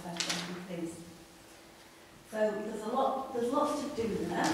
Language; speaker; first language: English; native; English